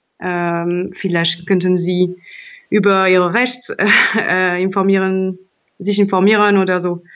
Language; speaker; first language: German; non-native, learner; French